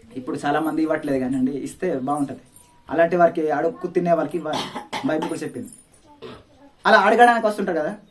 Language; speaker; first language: Telugu; non-native, local second language; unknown